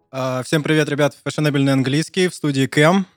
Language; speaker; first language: Russian; native; Russian